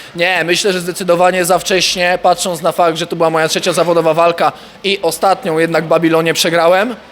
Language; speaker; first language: Polish; native; Polish